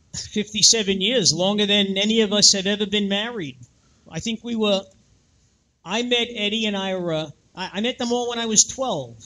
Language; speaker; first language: English; native; English